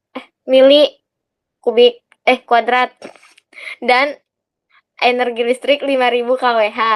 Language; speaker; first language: Indonesian; native; Indonesian